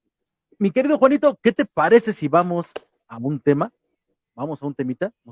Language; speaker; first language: Spanish; native; Spanish